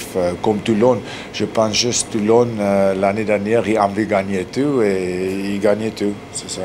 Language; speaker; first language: French; non-native, learner; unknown